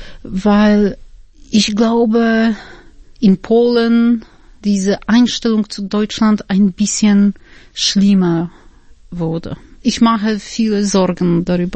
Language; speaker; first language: German; non-native, fluent; Polish